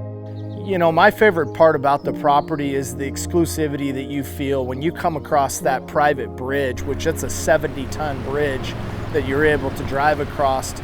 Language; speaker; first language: English; native; English